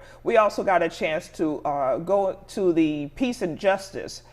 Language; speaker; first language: English; native; English